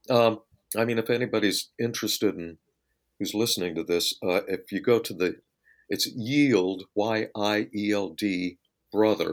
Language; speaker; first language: English; native; English